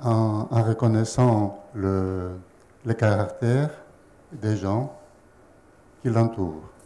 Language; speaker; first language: French; non-native, fluent; Greek